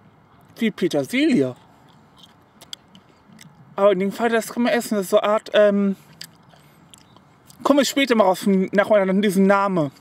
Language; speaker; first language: German; non-native, learner; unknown